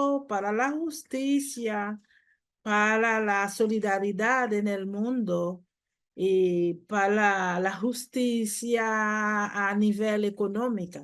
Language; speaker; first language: Spanish; non-native, fluent; Haitian Creole